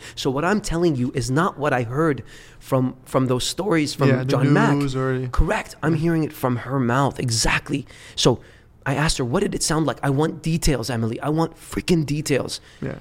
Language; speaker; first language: English; early bilingual, other home language; Arabic